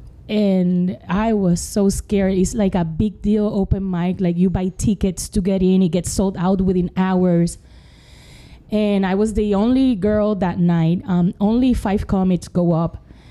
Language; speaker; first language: English; non-native, fluent; Spanish